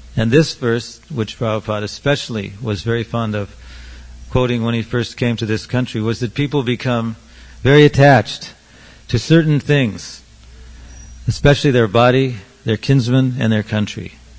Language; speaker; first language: English; native; English